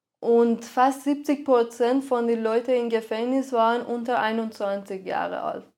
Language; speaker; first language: German; non-native, fluent; Persian